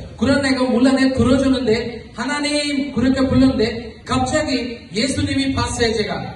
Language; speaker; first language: Korean; non-native, learner; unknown